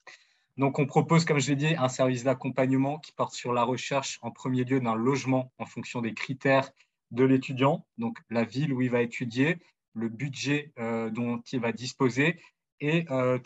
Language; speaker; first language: French; native; French